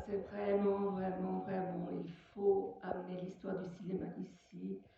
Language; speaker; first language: French; non-native, fluent; Portuguese